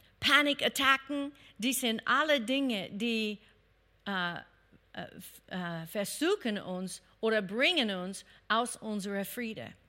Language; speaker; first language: German; non-native, fluent; English